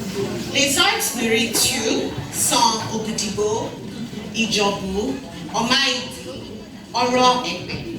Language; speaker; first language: French; non-native, learner; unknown